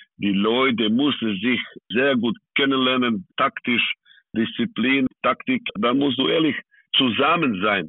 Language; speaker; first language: German; non-native, fluent; Serbian